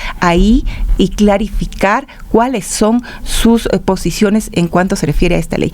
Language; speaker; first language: Spanish; native; Spanish